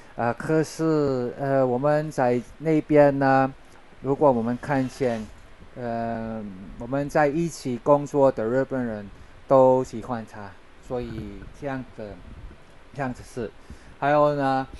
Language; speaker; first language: Chinese; non-native, learner; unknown